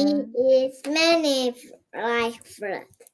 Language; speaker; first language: English; non-native, learner; Korean